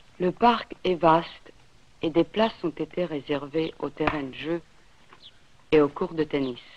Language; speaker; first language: French; non-native, fluent; Serbian